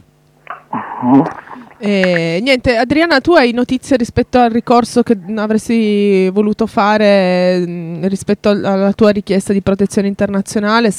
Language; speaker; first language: Italian; native; Italian